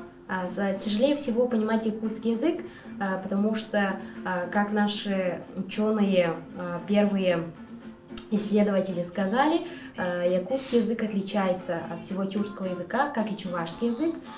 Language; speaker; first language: Russian; non-native, local second language; Yakut